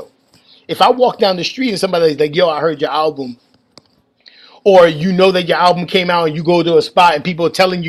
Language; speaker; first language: English; native; English